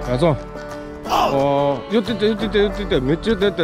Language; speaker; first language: Japanese; native; Japanese